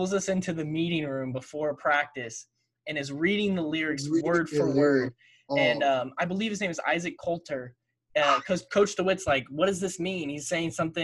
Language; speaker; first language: English; native; English